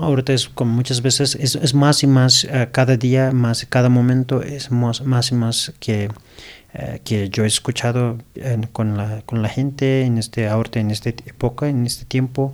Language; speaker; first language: Spanish; non-native, learner; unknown